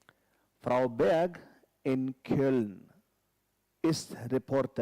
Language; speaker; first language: German; non-native, fluent; Hindi